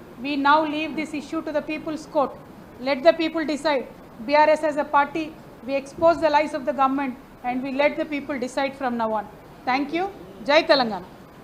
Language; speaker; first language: English; non-native, local second language; Telugu